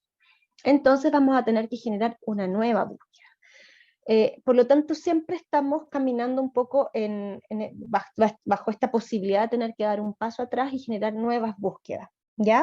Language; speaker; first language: Spanish; native; Spanish